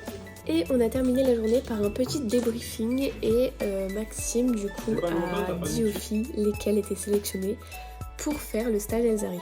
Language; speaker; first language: French; native; French